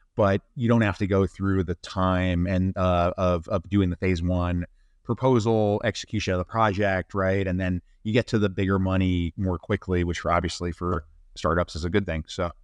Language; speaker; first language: English; native; English